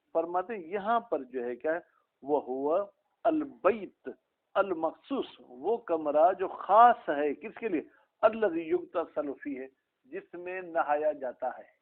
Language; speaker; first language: Urdu; non-native, local second language; Sindhi